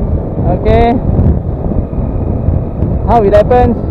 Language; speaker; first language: English; non-native, local second language; Malay